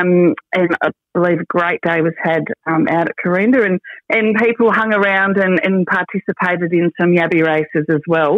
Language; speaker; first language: English; native; English